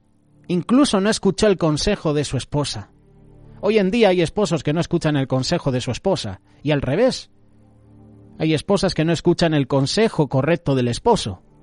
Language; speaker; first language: Spanish; native; Spanish